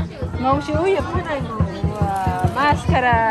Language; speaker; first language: Korean; non-native, fluent; Hiligaynon